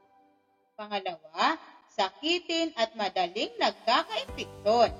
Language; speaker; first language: Filipino; native; Filipino